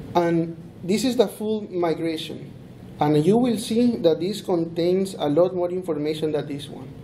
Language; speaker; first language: English; non-native, fluent; Spanish